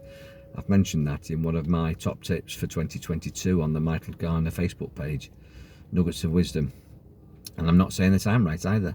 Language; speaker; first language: English; native; English